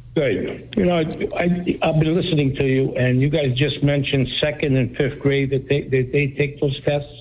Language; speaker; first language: English; non-native, fluent; Greek